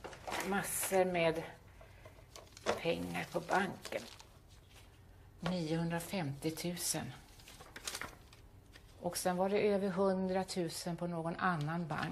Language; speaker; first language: Swedish; native; Swedish